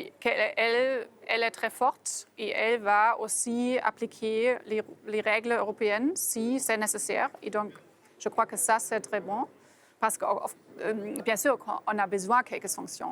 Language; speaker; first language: French; non-native, fluent; German